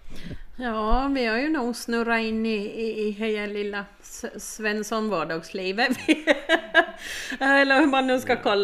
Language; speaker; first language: Swedish; native; Swedish